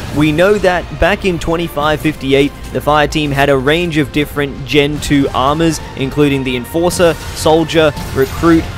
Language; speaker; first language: English; native; English